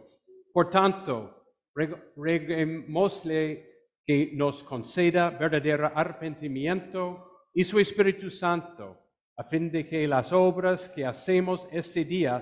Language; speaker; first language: Spanish; non-native, fluent; English